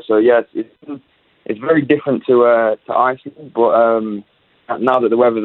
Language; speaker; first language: English; native; English